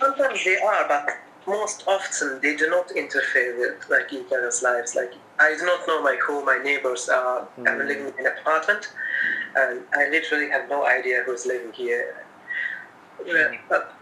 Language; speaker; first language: English; non-native, local second language; Japanese